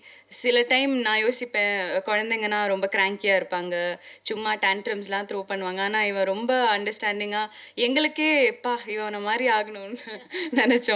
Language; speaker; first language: Tamil; non-native, local second language; Malayalam